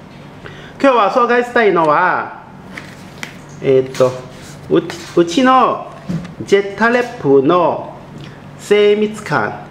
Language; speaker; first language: Japanese; non-native, fluent; Chinese